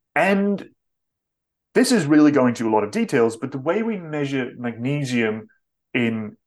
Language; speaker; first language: English; non-native, fluent; Dutch